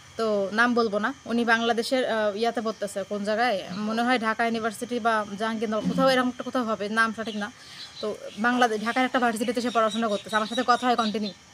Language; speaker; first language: Bangla; native; Bangla